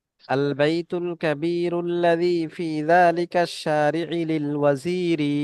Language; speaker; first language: Arabic; non-native, fluent; Bangla